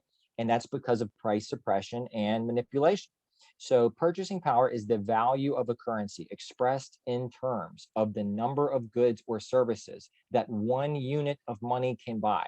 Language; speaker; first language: English; native; English